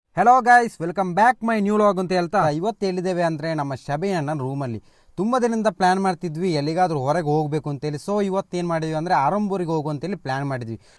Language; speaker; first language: Kannada; non-native, local second language; Tulu